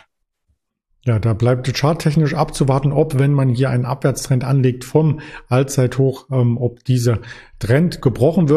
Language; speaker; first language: German; native; German